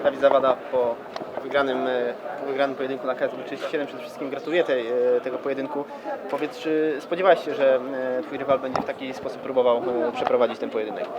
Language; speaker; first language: Polish; native; Polish